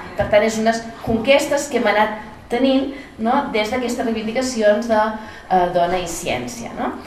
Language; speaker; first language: Catalan; native; Catalan